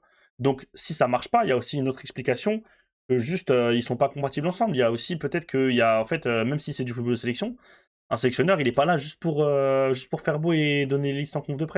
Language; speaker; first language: French; native; French